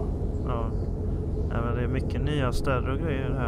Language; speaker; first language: Swedish; native; Swedish